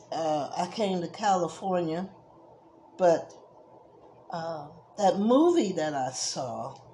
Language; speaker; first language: English; native; English